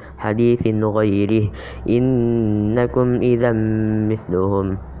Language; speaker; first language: Arabic; non-native, learner; Indonesian